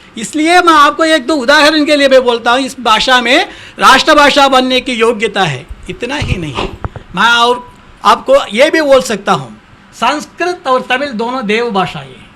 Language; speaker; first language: Hindi; non-native, local second language; Tamil